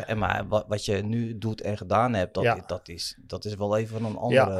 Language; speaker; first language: Dutch; native; Dutch